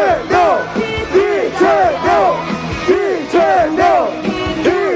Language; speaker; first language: Korean; native; Korean